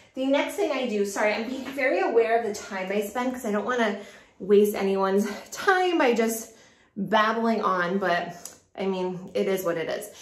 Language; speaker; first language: English; native; English